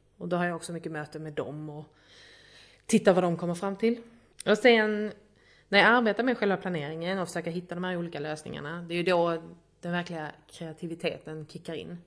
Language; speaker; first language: Swedish; native; Swedish